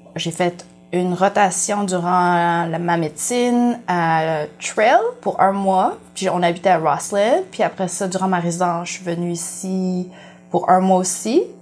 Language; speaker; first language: French; early bilingual, other home language; Vietnamese